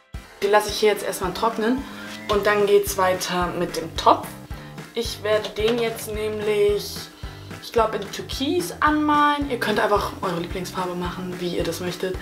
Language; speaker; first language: German; native; German